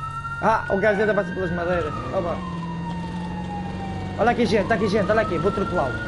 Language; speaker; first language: Portuguese; native; Portuguese